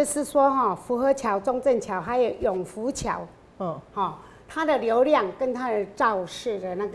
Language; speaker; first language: Chinese; non-native, local second language; Min Nan Chinese